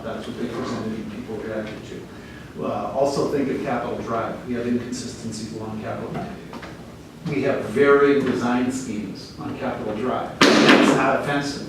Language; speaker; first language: English; native; English